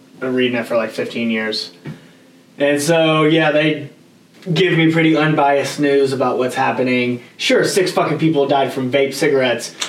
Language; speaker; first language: English; native; English